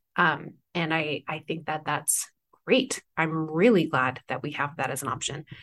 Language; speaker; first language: English; native; English